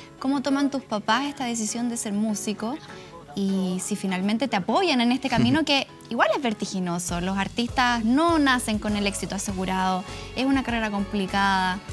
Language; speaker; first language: Spanish; native; Spanish